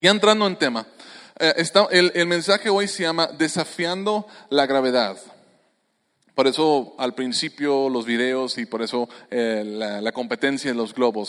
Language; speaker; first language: Spanish; native; Spanish